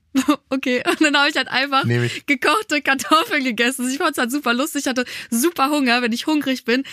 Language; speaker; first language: German; early bilingual, other home language; Polish